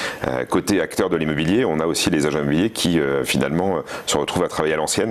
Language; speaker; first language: French; native; French